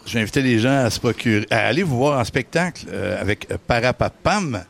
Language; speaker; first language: French; native; French